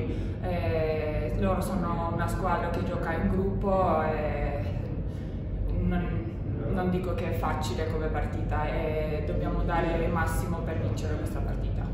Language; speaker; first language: Italian; non-native, fluent; Albanian